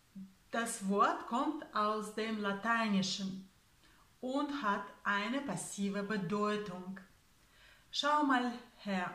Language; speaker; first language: German; non-native, fluent; Russian